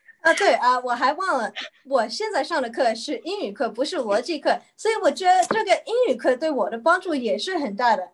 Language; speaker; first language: Chinese; early bilingual, heritage; Chinese